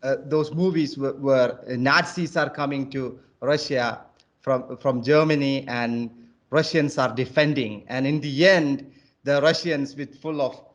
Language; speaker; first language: English; non-native, local second language; Malayalam